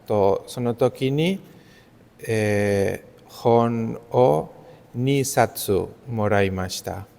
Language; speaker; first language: Japanese; non-native, learner; Spanish